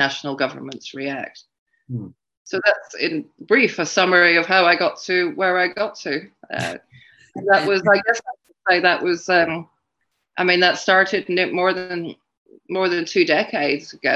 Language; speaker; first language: English; native; English